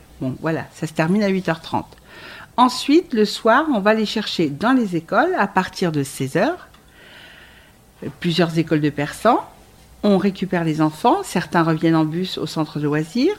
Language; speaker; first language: French; native; French